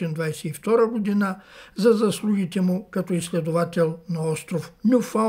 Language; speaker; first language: Bulgarian; native; Bulgarian